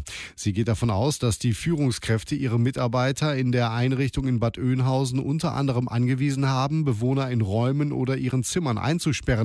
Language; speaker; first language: German; native; German